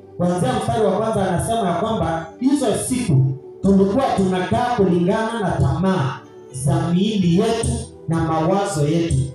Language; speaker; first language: Swahili; non-native, local second language; Kamba